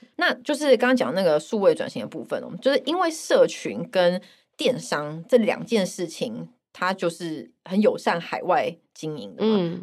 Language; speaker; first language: Chinese; native; Chinese